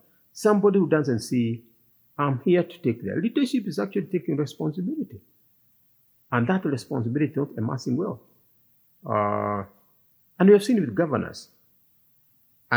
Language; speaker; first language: English; non-native, local second language; Kikuyu